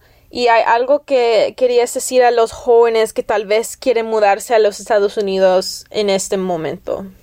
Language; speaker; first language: Spanish; early bilingual, heritage; English